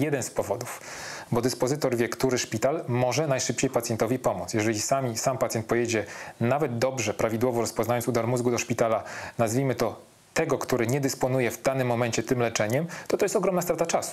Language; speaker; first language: Polish; native; Polish